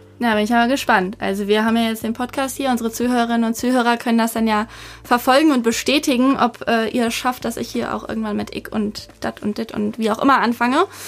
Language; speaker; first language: German; native; German